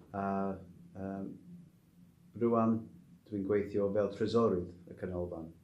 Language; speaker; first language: Welsh; non-native, learner; English